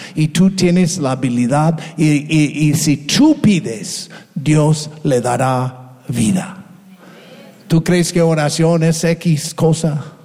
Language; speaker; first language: Spanish; non-native, fluent; English